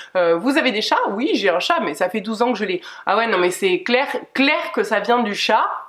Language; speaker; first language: French; native; French